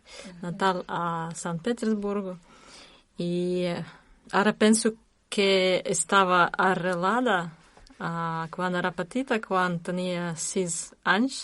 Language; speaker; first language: Catalan; non-native, learner; Russian